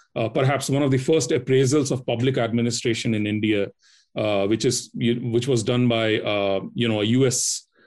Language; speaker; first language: English; non-native, local second language; Hindi